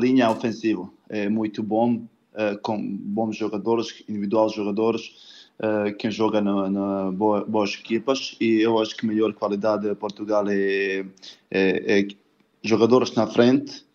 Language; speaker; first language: Portuguese; non-native, learner; Bosnian